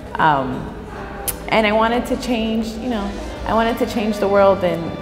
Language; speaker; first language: English; native; English